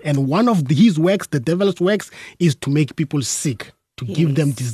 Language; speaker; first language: English; non-native, local second language; Tswana